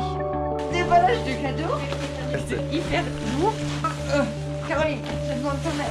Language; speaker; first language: French; native; French